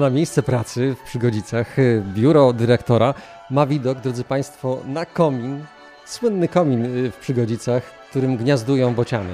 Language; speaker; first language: Polish; native; Polish